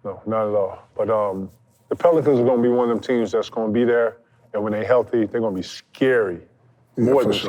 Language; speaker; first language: English; native; English